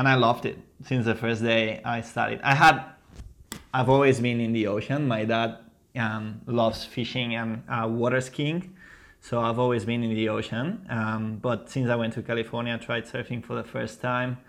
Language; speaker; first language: English; non-native, fluent; Spanish